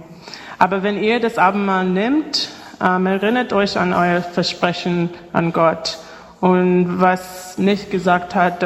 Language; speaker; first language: German; non-native, fluent; English